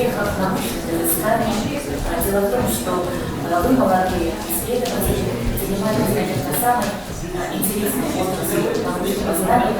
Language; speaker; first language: Russian; native; Russian